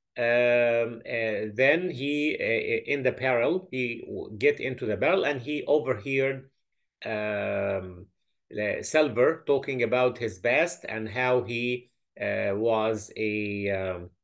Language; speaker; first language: English; non-native, fluent; Arabic